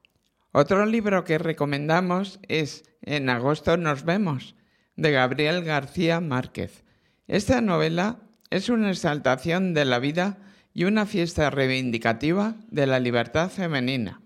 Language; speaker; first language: Spanish; native; Spanish